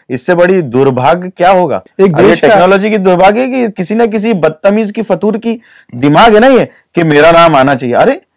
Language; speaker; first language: Hindi; native; Hindi